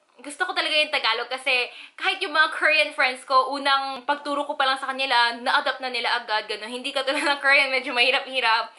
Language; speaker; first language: Filipino; early bilingual, other home language; Korean